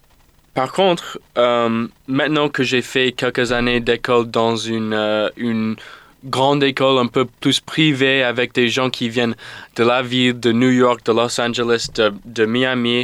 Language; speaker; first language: French; non-native, fluent; English